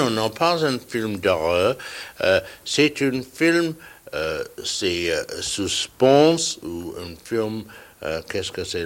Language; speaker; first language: French; non-native, learner; English